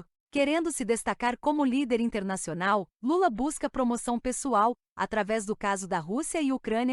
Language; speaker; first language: Portuguese; native; Portuguese